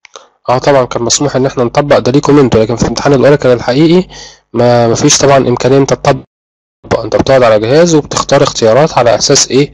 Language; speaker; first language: Arabic; native; Arabic